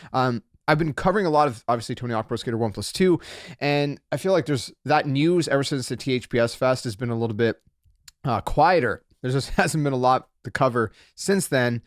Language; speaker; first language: English; native; English